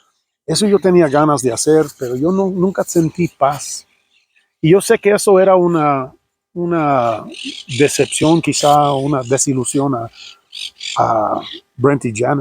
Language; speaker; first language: Spanish; non-native, fluent; English